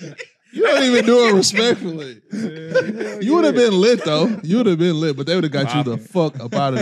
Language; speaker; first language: English; native; English